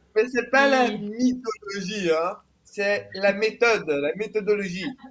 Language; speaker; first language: French; non-native, fluent; Italian